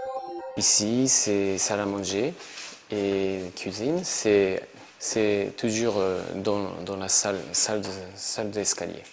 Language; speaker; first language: French; non-native, learner; Japanese